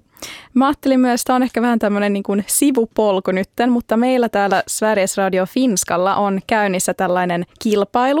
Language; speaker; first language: Finnish; native; Finnish